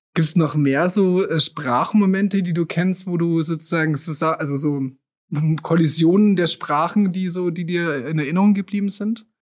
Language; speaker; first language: German; native; German